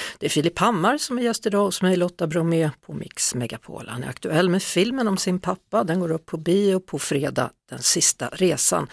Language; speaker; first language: Swedish; native; Swedish